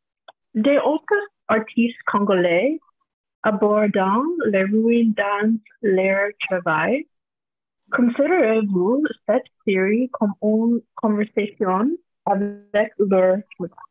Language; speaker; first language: French; non-native, fluent; English